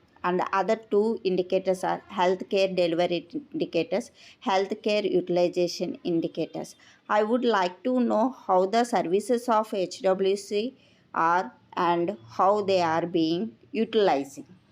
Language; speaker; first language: English; non-native, local second language; Telugu